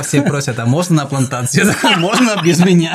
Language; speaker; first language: Russian; non-native, fluent; Spanish